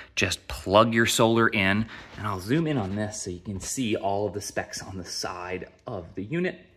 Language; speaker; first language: English; native; English